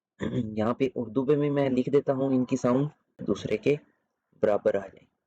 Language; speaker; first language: Urdu; native; Urdu